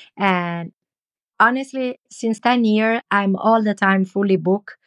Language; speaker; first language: English; non-native, learner; Italian